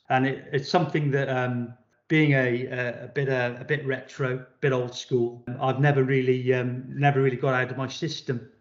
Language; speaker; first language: English; native; English